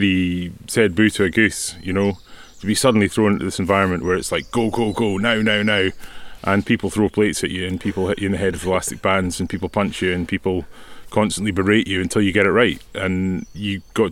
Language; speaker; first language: English; native; English